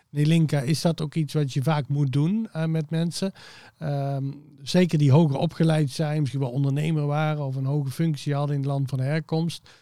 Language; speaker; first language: Dutch; native; Dutch